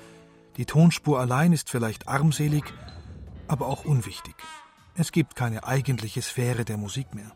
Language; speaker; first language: German; native; German